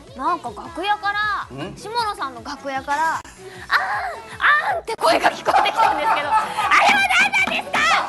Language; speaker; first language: Japanese; native; Japanese